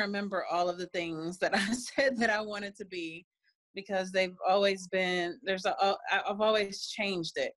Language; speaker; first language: English; native; English